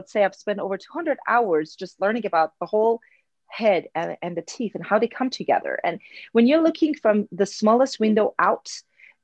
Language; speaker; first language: English; non-native, fluent; Persian